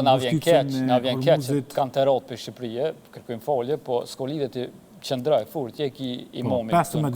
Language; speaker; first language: Albanian; native; Albanian